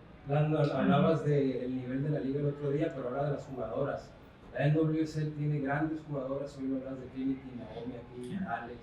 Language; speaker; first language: Spanish; native; Spanish